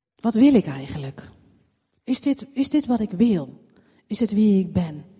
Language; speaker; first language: Dutch; native; Dutch